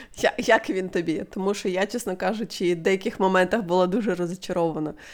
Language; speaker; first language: Ukrainian; non-native, local second language; Russian